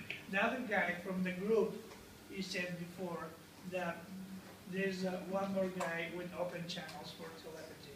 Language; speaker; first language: English; non-native, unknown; Bulgarian